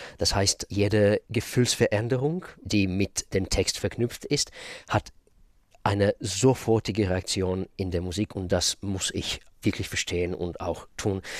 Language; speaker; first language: German; non-native, fluent; Russian